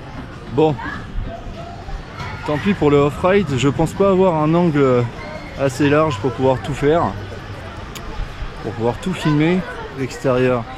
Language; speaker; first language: French; native; French